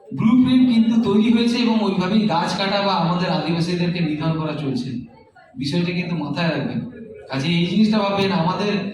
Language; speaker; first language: Bangla; native; Bangla